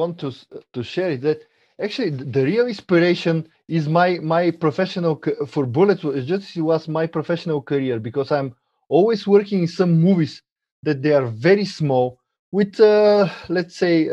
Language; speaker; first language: English; non-native, fluent; Bulgarian